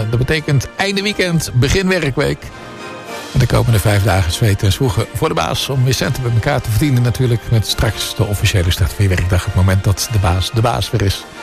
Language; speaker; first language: Dutch; native; Dutch